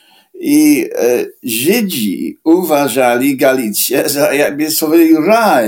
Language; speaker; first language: Polish; non-native, fluent; English